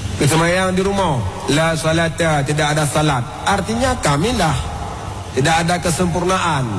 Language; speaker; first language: Indonesian; non-native, local second language; Achinese